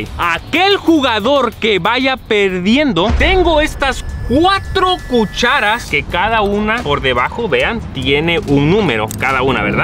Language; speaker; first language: Spanish; native; Spanish